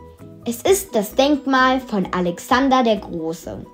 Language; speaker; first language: German; non-native, fluent; Macedonian